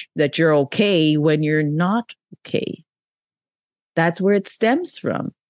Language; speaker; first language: English; non-native, local second language; Urdu